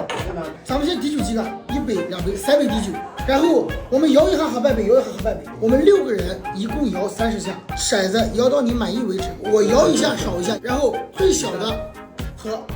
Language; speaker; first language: Chinese; native; Chinese